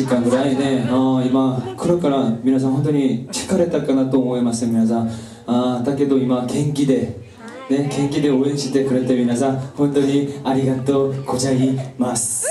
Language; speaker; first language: Japanese; non-native, learner; Korean